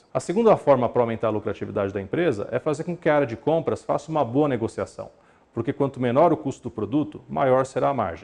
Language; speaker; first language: Portuguese; native; Portuguese